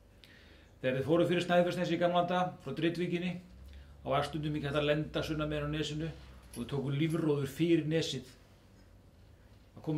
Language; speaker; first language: Icelandic; native; Icelandic